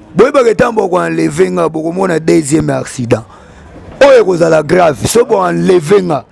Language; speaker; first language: Lingala; non-native, local second language; Kongo